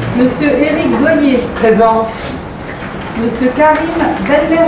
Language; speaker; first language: French; native; French